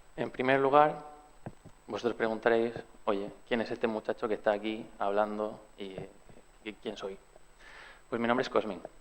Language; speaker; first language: Spanish; early bilingual, other home language; Romanian